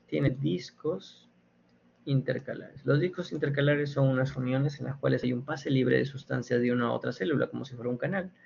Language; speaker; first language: Spanish; native; Spanish